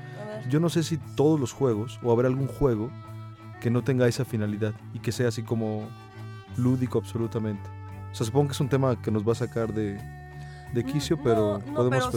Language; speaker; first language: Spanish; native; Spanish